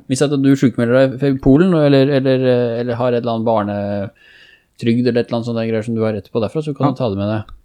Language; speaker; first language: Norwegian; native; Norwegian